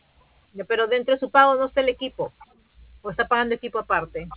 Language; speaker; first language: Spanish; native; Spanish